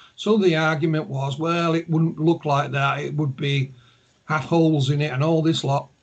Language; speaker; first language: English; native; English